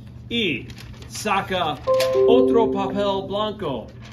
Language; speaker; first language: Spanish; non-native, fluent; English